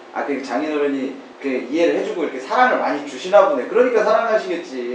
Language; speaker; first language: Korean; native; Korean